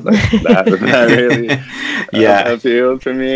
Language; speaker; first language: English; native; English